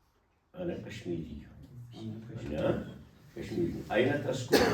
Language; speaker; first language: Arabic; non-native, fluent; Kashmiri